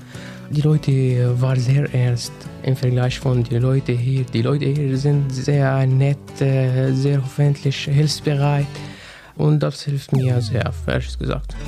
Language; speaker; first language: German; non-native, fluent; Arabic